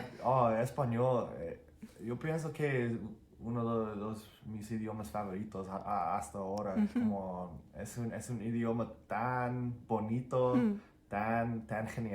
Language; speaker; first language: Spanish; non-native, fluent; English